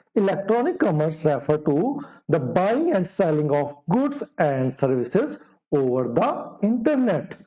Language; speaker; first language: English; non-native, local second language; Punjabi